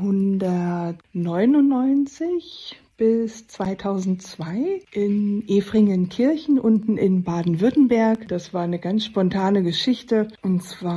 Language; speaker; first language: German; native; German